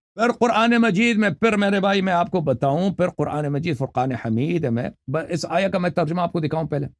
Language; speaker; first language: Urdu; native; Urdu